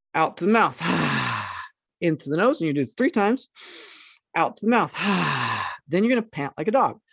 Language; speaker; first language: English; native; English